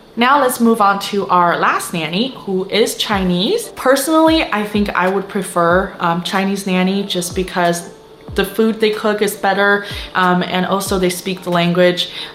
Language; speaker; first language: English; non-native, fluent; Chinese